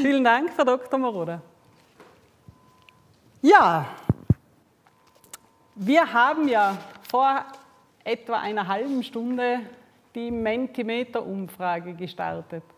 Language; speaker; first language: German; native; German